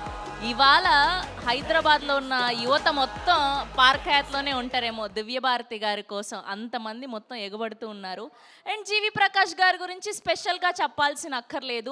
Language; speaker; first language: Telugu; native; Telugu